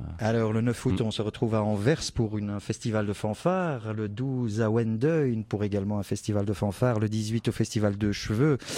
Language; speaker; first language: French; native; French